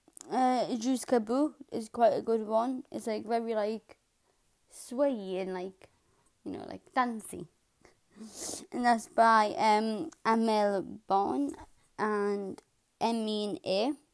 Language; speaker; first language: English; native; English